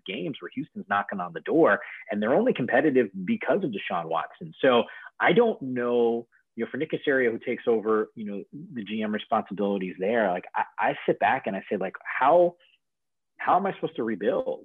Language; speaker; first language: English; native; English